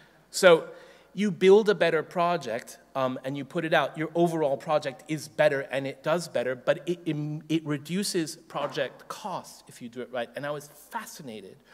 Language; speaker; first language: English; native; English